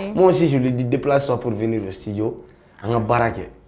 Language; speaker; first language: French; non-native, local second language; Tamasheq